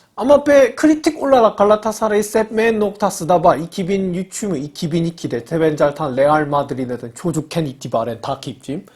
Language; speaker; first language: Turkish; non-native, learner; Korean